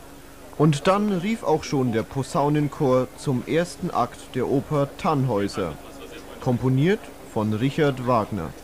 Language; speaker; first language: German; native; German